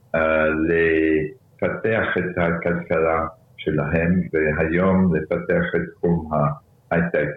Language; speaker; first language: Hebrew; early bilingual, other home language; Arabic